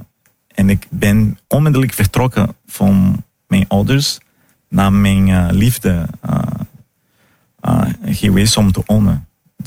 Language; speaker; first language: Dutch; non-native, fluent; Portuguese